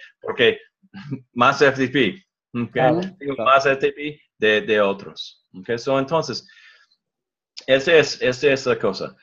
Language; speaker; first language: Spanish; non-native, learner; English